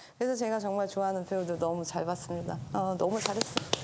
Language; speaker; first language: Korean; native; Korean